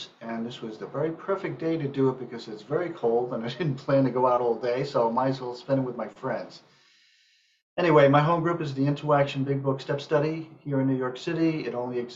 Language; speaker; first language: English; native; English